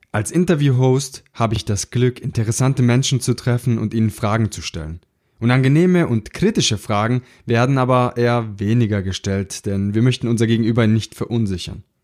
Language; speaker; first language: German; early bilingual, other home language; Italian